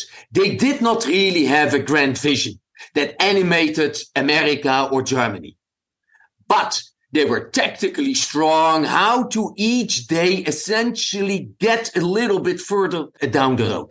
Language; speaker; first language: English; non-native, fluent; Dutch